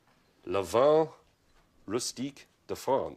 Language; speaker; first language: French; non-native, learner; English